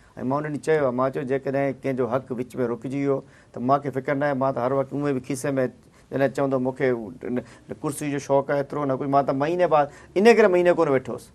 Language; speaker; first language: Sindhi; native; Sindhi